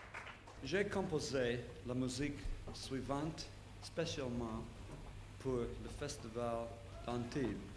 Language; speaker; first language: French; non-native, learner; English